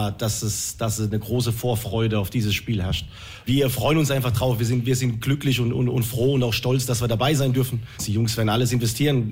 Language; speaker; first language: German; native; German